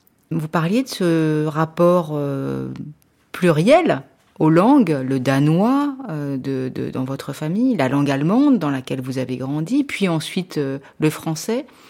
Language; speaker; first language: French; native; French